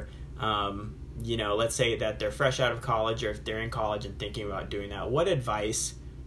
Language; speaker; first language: English; native; English